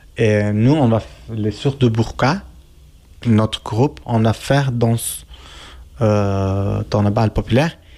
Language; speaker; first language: French; non-native, learner; Kurdish